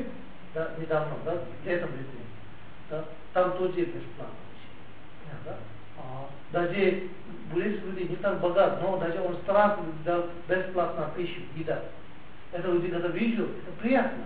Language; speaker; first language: Russian; non-native, learner; Tibetan